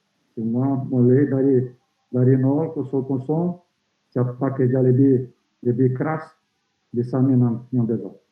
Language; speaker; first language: Indonesian; non-native, fluent; Portuguese